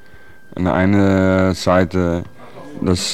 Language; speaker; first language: German; non-native, learner; Dutch